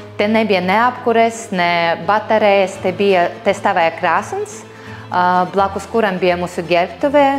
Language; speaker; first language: Latvian; non-native, local second language; Russian